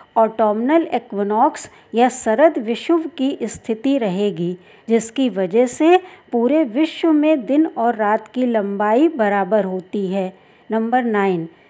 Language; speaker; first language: Hindi; native; Hindi